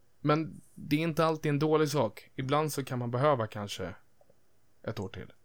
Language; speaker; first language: Swedish; native; Swedish